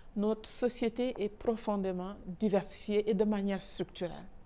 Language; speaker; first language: French; non-native, local second language; Wolof